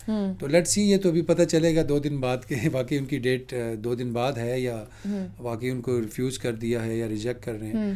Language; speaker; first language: Urdu; native; Urdu